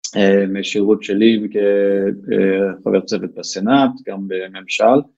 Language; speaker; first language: Hebrew; non-native, fluent; English